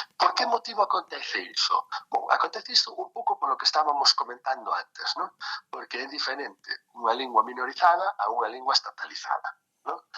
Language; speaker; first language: Galician; native; Galician